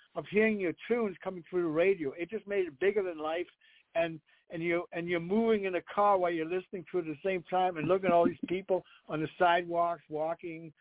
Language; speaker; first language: English; non-native, fluent; Danish